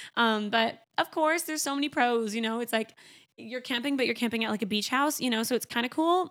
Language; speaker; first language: English; native; English